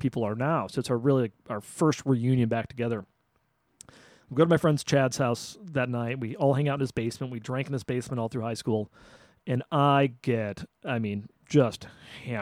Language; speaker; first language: English; native; English